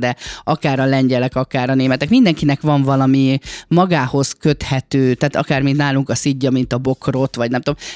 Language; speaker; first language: Hungarian; native; Hungarian